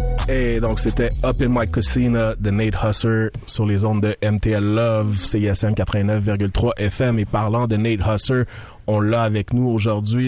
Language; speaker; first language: French; native; French